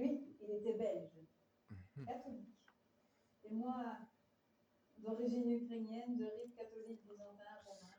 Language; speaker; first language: French; native; French